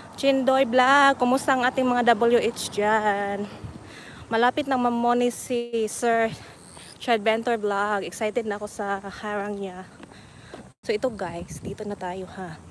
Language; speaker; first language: Filipino; non-native, local second language; Waray